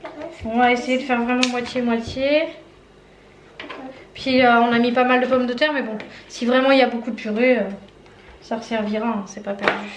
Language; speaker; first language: French; native; French